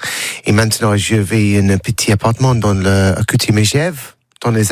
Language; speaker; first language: French; non-native, learner; English